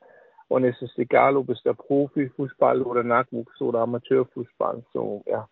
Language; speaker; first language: German; non-native, learner; Danish